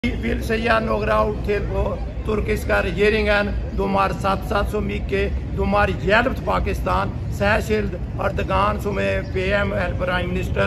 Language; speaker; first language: Swedish; non-native, fluent; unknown